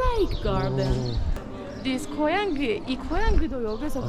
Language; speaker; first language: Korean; non-native, learner; Persian